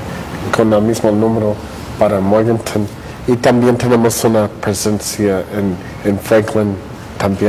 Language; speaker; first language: Spanish; non-native, fluent; English